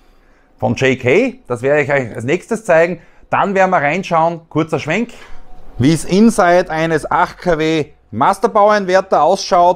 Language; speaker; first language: German; native; German